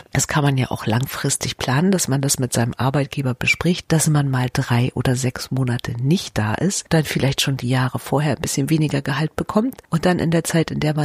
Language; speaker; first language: German; native; German